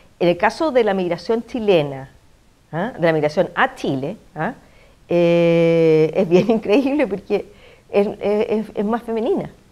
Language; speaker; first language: Spanish; native; Spanish